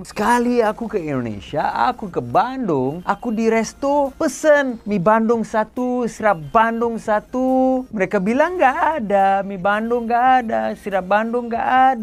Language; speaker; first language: Indonesian; non-native, learner; English